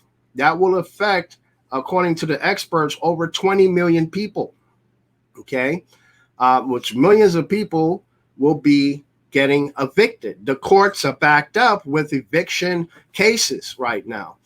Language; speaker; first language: English; native; English